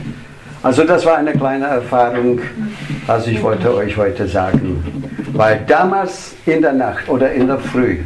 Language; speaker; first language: German; non-native, fluent; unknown